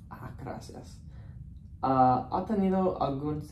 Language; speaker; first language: Spanish; non-native, learner; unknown